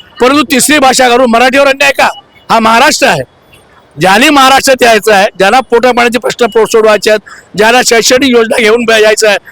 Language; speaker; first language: Marathi; native; Marathi